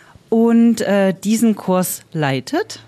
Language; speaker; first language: German; native; German